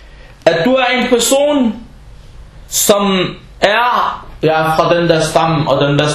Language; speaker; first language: Danish; early bilingual, other home language; Arabic